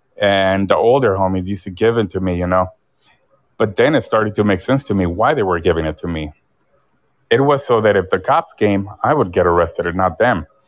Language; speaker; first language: English; early bilingual, other home language; Spanish